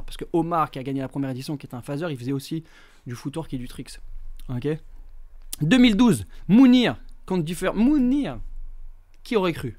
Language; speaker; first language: French; native; French